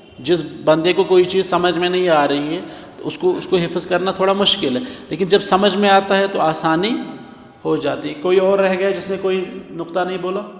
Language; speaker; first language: Urdu; non-native, local second language; Kashmiri